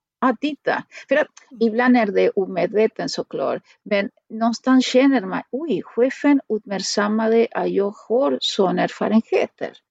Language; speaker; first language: Swedish; non-native, fluent; Spanish